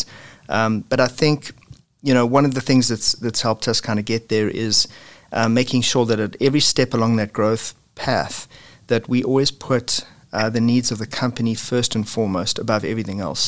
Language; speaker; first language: English; native; English